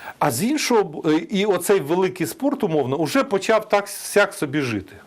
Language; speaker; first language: Ukrainian; native; Ukrainian